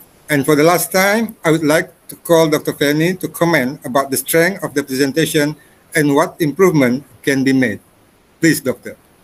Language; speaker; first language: English; non-native, local second language; Malay